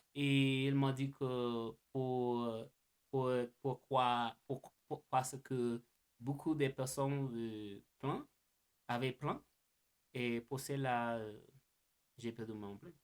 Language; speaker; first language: French; non-native, learner; English